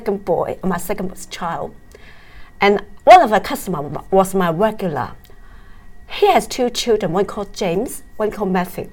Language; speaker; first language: English; non-native, local second language; Cantonese